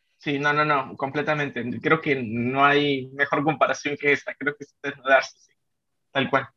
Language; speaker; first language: Spanish; native; Spanish